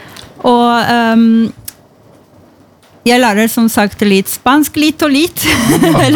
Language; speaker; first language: Norwegian; non-native, fluent; Polish